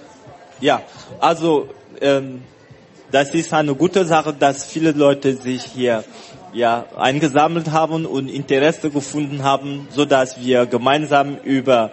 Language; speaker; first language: German; non-native, fluent; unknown